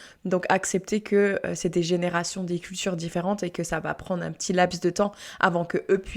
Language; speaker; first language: French; native; French